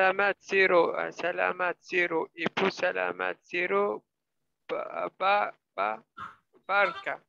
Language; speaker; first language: Indonesian; non-native, learner; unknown